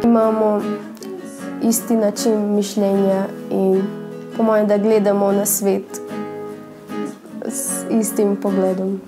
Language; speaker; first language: Slovenian; early bilingual, other home language; Portuguese